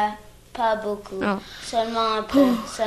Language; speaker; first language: French; early bilingual, other home language; English